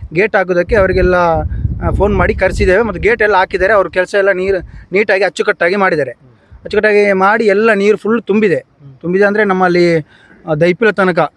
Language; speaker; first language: Kannada; native; Kannada